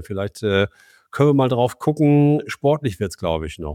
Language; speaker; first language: German; native; German